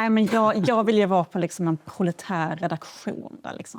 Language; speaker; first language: Swedish; native; Swedish